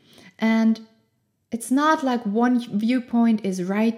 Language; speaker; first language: English; non-native, fluent; German